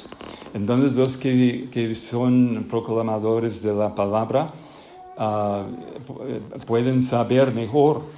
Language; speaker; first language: Spanish; non-native, fluent; English